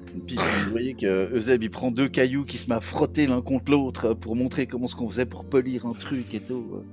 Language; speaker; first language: French; native; French